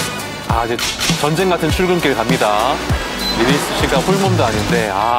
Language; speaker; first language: Korean; non-native, fluent; Indonesian